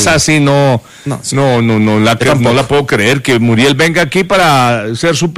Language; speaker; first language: Spanish; native; Spanish